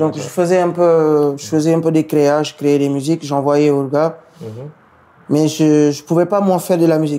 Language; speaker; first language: French; non-native, local second language; Wolof